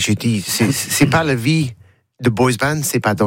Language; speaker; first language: French; non-native, learner; English